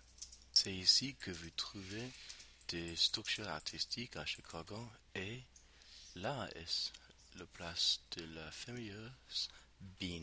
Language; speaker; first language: French; non-native, learner; English